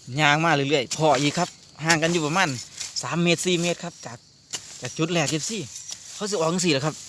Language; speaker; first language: Thai; non-native, local second language; Northeastern Thai